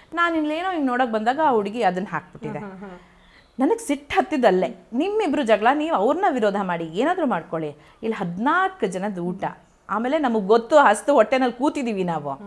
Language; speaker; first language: Kannada; native; Kannada